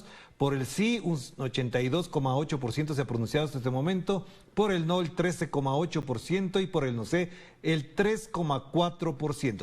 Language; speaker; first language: Spanish; native; Spanish